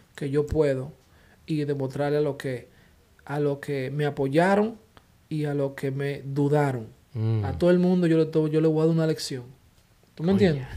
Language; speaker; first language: Spanish; early bilingual, heritage; Spanish